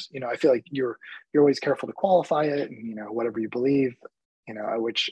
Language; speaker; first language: English; early bilingual, other home language; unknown